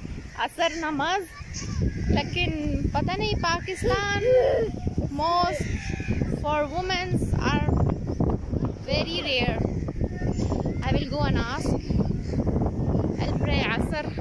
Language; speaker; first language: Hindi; non-native, learner; Arabic